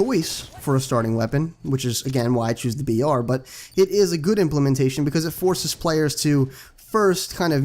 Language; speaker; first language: English; native; English